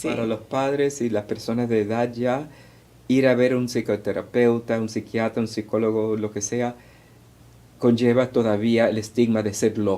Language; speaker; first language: Spanish; early bilingual, heritage; Spanish